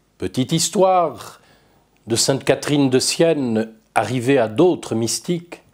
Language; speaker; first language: French; native; French